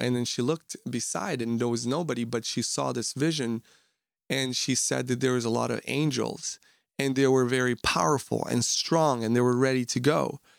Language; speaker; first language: English; non-native, fluent; Russian